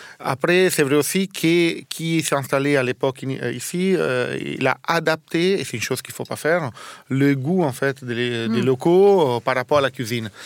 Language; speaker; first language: French; non-native, fluent; Italian